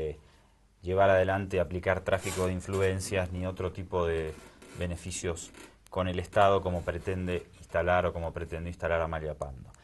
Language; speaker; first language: Spanish; native; Spanish